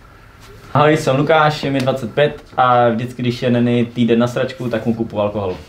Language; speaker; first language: Czech; native; Czech